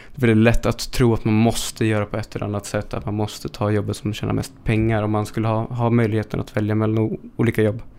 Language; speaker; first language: Swedish; native; Swedish